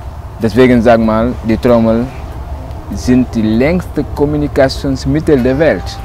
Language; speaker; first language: German; non-native, local second language; Wolof